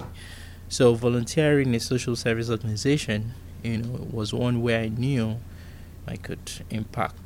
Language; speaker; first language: English; non-native, local second language; Igbo